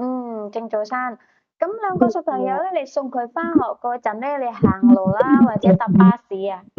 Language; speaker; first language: Cantonese; native; Cantonese